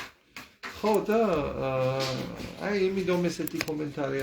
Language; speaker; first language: Georgian; early bilingual, heritage; Georgian